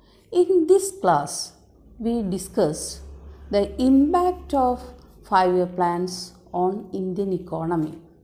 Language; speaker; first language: English; non-native, local second language; Malayalam